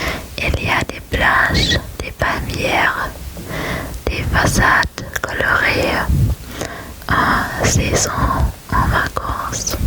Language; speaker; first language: French; non-native, learner; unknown